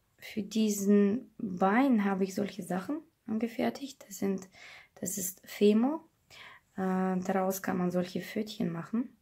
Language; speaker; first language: German; non-native, fluent; Russian